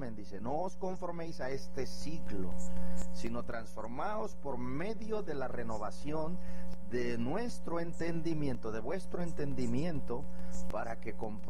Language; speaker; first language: Spanish; native; Spanish